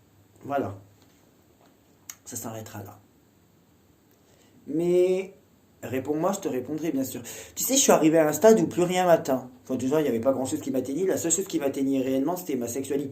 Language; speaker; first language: French; native; French